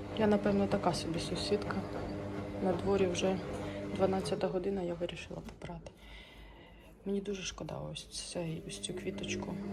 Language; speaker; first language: Ukrainian; non-native, local second language; Russian